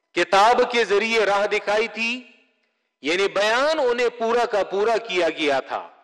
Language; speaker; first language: Urdu; non-native, local second language; Pashto